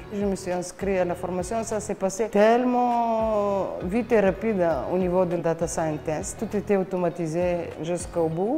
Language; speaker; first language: French; non-native, fluent; Bulgarian